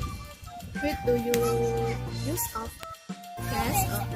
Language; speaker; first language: English; non-native, learner; Indonesian